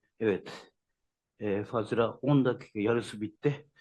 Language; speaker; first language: Turkish; non-native, learner; Japanese